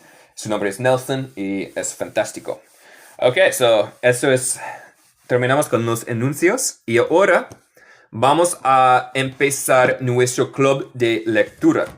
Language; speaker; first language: Spanish; non-native, fluent; English